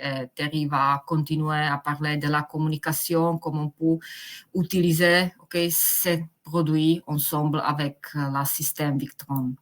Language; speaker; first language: French; non-native, fluent; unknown